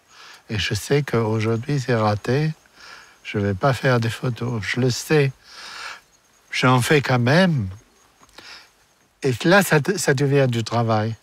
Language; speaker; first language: French; non-native, fluent; German